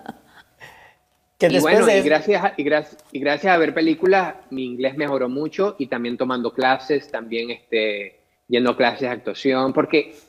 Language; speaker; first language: Spanish; native; Spanish